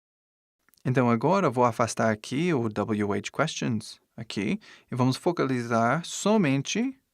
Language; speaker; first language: Portuguese; non-native, fluent; English